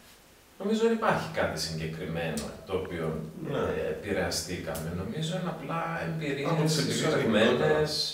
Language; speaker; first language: Greek; native; Greek